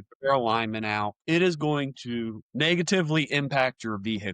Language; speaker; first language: English; native; English